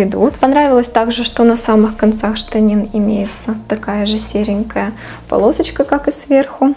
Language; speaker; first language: Russian; native; Russian